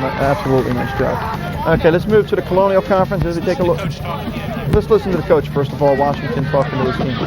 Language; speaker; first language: English; native; English